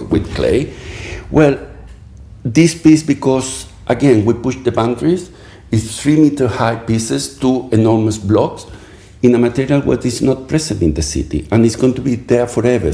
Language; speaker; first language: English; non-native, fluent; Spanish